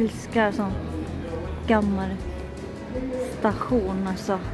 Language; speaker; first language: Swedish; non-native, learner; Japanese